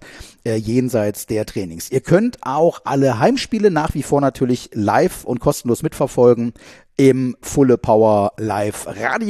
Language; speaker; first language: German; native; German